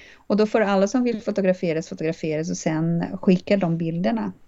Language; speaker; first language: Swedish; non-native, fluent; Portuguese